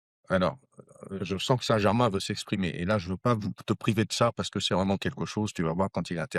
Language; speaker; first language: French; native; French